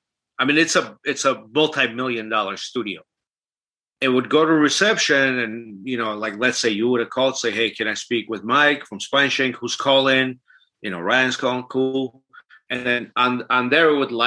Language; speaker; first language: English; non-native, fluent; Armenian